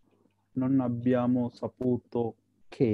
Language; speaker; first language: Italian; non-native, fluent; Sinhala